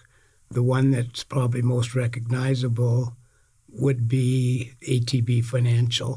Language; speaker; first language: English; native; English